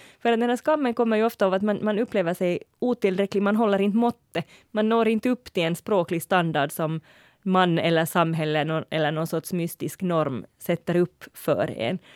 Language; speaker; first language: Swedish; native; Swedish